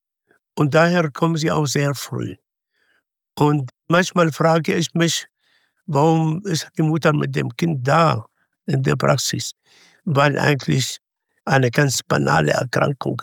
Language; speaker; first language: German; non-native, fluent; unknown